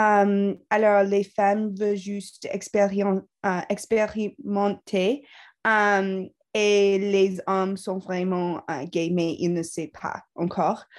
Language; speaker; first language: French; non-native, learner; English